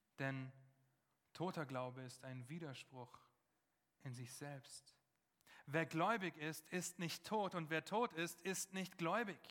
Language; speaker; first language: German; non-native, fluent; English